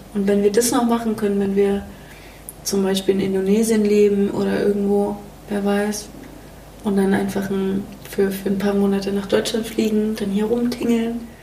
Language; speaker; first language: German; native; German